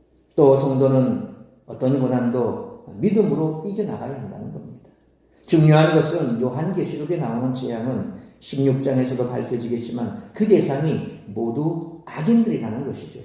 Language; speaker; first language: Korean; native; Korean